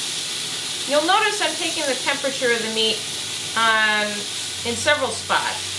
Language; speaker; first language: English; native; English